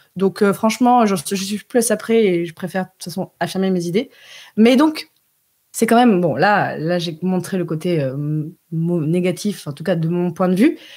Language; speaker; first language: French; early bilingual, heritage; French